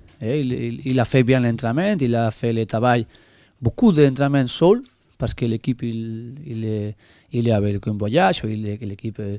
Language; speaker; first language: French; non-native, learner; Spanish